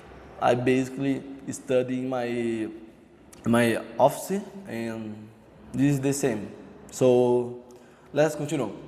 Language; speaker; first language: English; non-native, learner; Portuguese